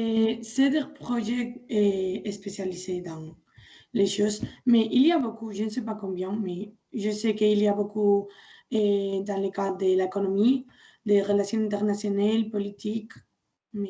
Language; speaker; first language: French; non-native, learner; Spanish